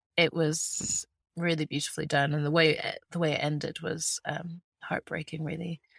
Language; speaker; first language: English; early bilingual, other home language; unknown